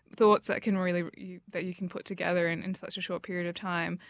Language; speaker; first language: English; native; English